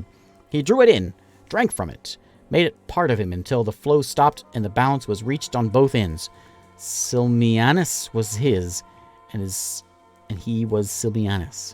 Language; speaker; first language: English; native; English